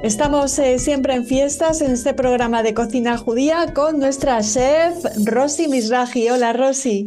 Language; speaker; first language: Spanish; native; Spanish